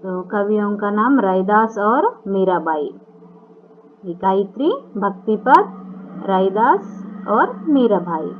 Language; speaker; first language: Hindi; non-native, local second language; Telugu